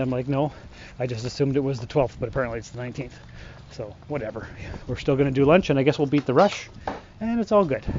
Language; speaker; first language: English; native; English